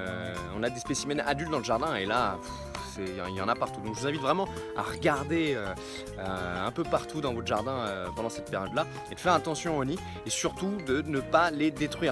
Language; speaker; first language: French; native; French